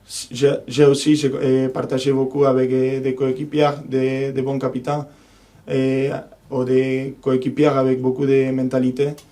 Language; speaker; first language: French; non-native, fluent; Spanish